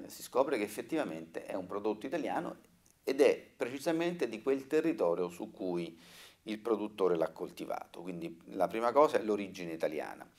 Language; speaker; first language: Italian; native; Italian